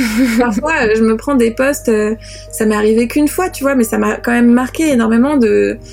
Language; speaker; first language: French; native; French